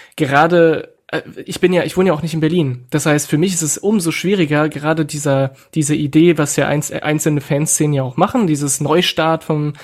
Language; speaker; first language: German; non-native, fluent; French